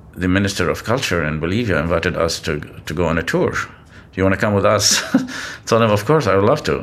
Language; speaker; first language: English; non-native, fluent; Arabic